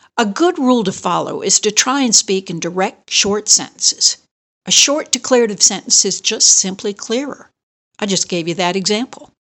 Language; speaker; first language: English; native; English